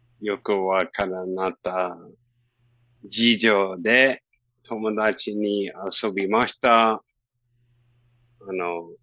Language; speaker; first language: Japanese; non-native, learner; English